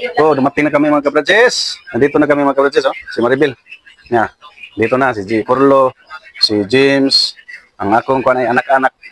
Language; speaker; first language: Filipino; non-native, local second language; Cebuano